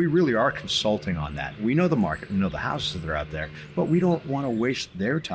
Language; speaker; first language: English; native; English